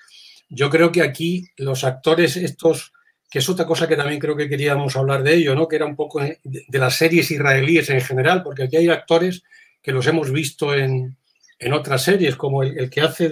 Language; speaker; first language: Spanish; native; Spanish